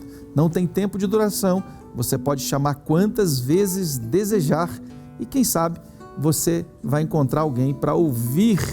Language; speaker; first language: Portuguese; native; Portuguese